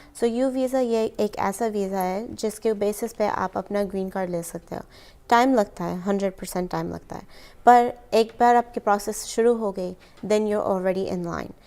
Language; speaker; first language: Hindi; early bilingual, heritage; Hindi